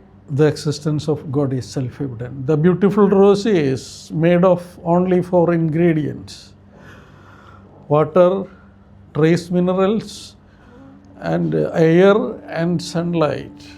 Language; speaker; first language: English; non-native, local second language; Malayalam